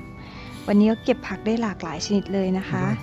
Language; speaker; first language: Thai; native; Thai